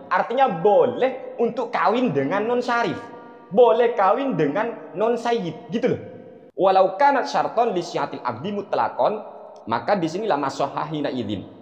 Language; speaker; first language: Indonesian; non-native, local second language; Madurese